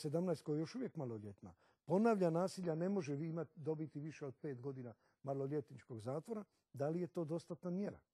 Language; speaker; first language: Croatian; native; Croatian